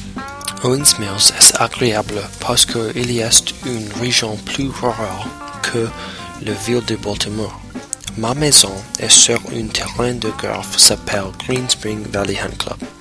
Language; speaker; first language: French; non-native, learner; English